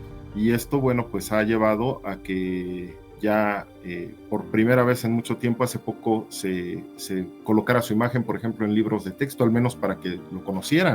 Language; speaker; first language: Spanish; native; Spanish